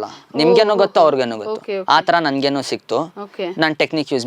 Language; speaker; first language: Kannada; non-native, local second language; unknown